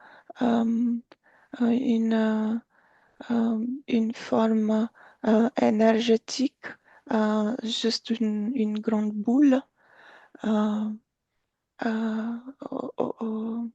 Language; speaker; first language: French; non-native, fluent; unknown